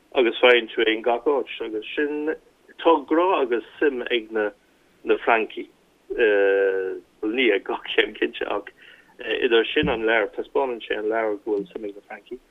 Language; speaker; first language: Irish; non-native, local second language; English